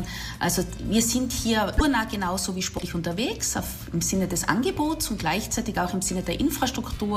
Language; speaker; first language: German; native; German